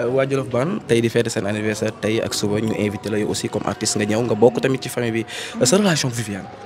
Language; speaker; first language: Wolof; native; Wolof